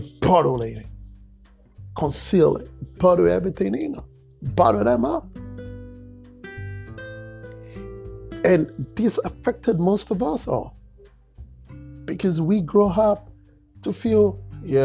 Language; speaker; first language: English; non-native, local second language; Yoruba